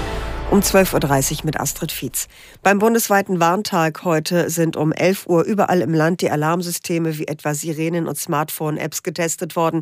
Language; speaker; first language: German; native; German